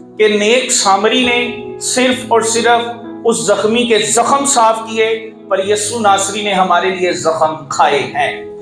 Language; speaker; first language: Urdu; non-native, local second language; Punjabi